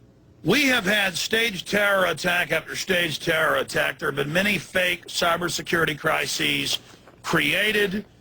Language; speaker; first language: English; native; English